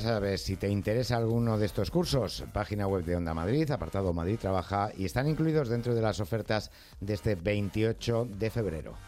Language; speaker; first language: Spanish; native; Spanish